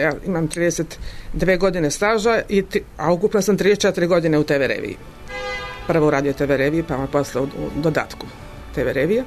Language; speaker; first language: Serbian; native; Serbian